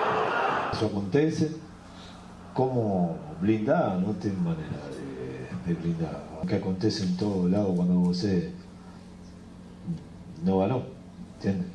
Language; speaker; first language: Portuguese; non-native, fluent; Spanish